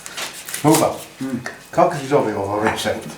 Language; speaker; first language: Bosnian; non-native, learner; English